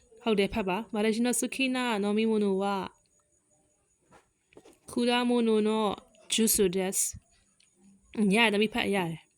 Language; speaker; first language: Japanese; non-native, learner; Burmese